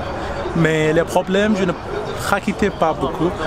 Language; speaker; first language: French; non-native, learner; Arabic